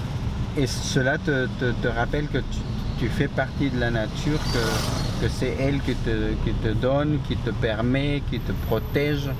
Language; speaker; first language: French; non-native, fluent; Spanish